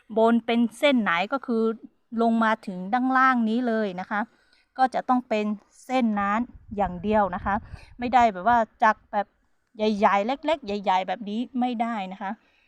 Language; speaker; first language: Thai; non-native, local second language; Hmong